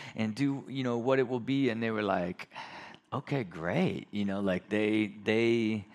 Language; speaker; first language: English; native; English